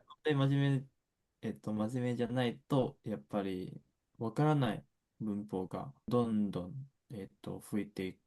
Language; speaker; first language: Japanese; non-native, fluent; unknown